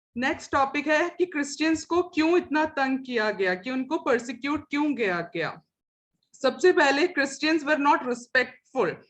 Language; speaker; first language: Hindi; non-native, local second language; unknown